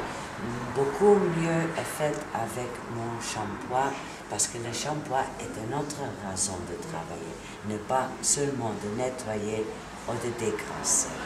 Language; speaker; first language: French; non-native, learner; Italian